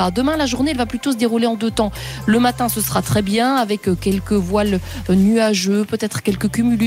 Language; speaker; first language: French; native; French